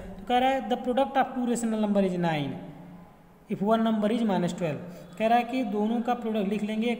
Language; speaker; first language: Hindi; native; Hindi